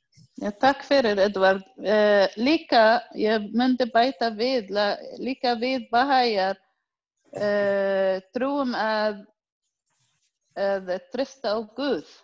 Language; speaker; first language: Icelandic; non-native, learner; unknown